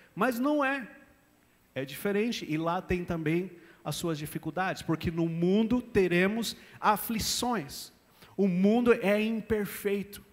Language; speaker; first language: Portuguese; non-native, fluent; English